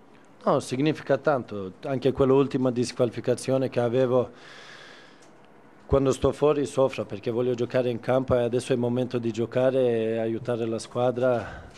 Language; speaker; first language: Italian; non-native, fluent; Swedish